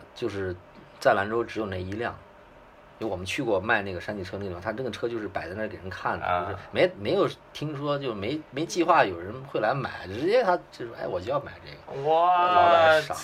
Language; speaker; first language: Chinese; native; Chinese